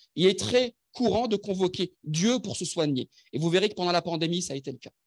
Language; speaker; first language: French; non-native, local second language; Arabic